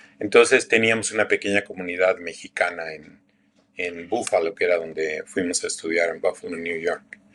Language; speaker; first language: Spanish; native; Spanish